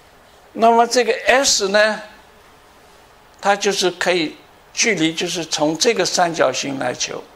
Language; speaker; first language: Chinese; native; Chinese